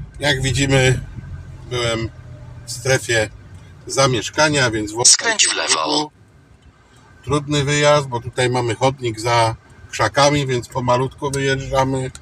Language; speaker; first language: Polish; native; Polish